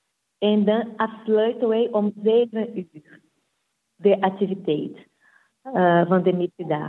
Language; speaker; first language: Dutch; non-native, fluent; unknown